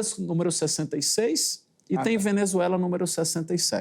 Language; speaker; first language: Portuguese; native; Portuguese